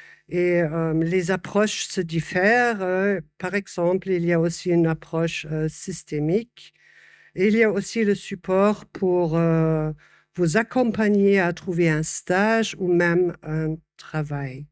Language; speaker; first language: French; non-native, fluent; German